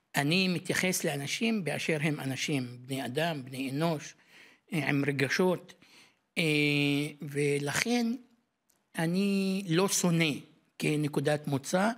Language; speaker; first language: Hebrew; non-native, local second language; Arabic